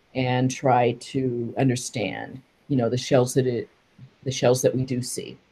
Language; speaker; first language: English; native; English